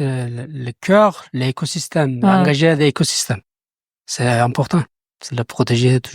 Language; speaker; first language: French; non-native, learner; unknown